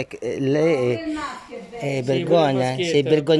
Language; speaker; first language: Italian; non-native, learner; Filipino